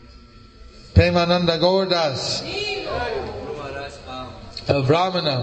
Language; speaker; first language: Spanish; non-native, learner; English